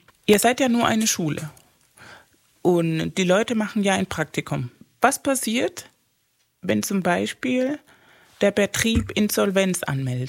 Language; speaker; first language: German; non-native, fluent; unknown